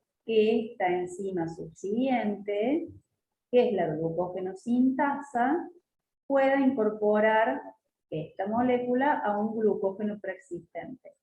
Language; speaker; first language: Spanish; native; Spanish